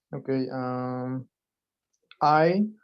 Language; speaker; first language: English; non-native, learner; Spanish